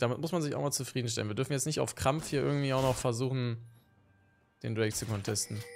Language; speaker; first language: German; native; German